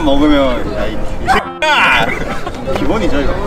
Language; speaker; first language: Korean; native; Korean